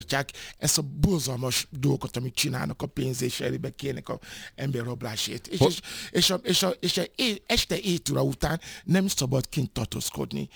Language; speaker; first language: Hungarian; non-native, fluent; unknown